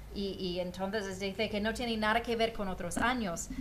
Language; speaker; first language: Spanish; non-native, fluent; English